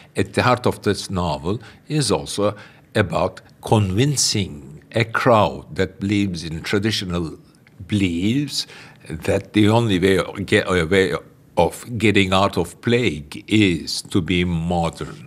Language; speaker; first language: English; non-native, fluent; Turkish